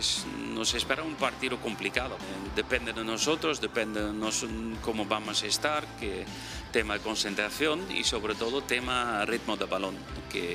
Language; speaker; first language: Spanish; non-native, fluent; Dutch